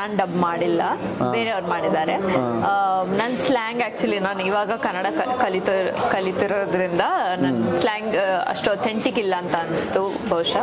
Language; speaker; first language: Kannada; non-native, local second language; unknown